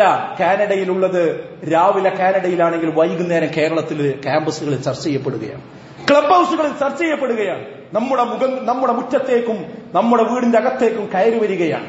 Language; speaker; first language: Malayalam; native; Malayalam